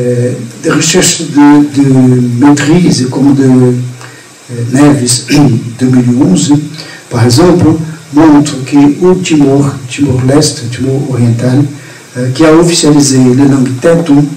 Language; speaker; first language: French; non-native, fluent; Portuguese